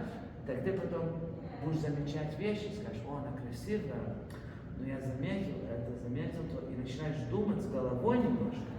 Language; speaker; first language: Russian; early bilingual, heritage; Russian